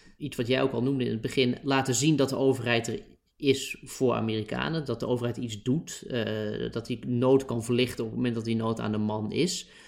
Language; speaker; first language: Dutch; native; Dutch